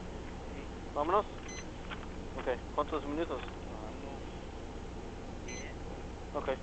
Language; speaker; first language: Spanish; non-native, learner; English